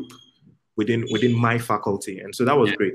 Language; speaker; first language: English; native; English